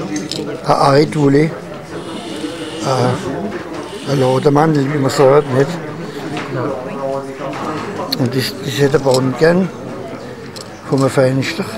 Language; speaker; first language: German; non-native, local second language; Swiss German